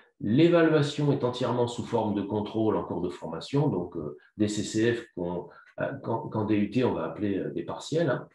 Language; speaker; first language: French; native; French